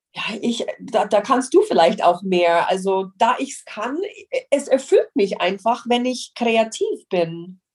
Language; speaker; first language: German; non-native, fluent; English